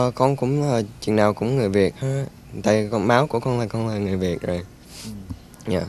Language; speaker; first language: Vietnamese; early bilingual, heritage; Vietnamese